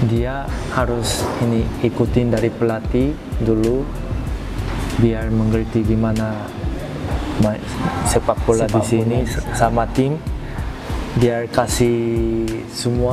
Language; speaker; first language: Indonesian; non-native, fluent; Korean